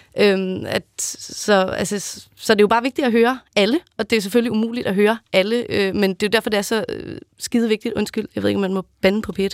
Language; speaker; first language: Danish; native; Danish